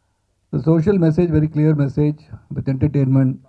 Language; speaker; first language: Telugu; non-native, fluent; Tamil